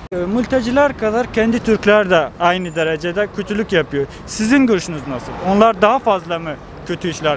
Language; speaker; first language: Turkish; non-native, fluent; Persian